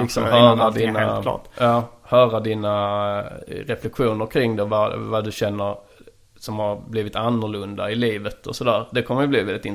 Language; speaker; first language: Swedish; native; Swedish